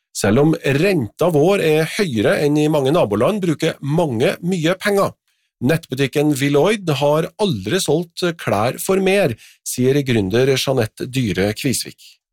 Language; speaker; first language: Norwegian; native; Norwegian